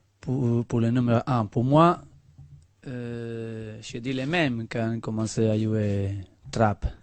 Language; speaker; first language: French; non-native, learner; Spanish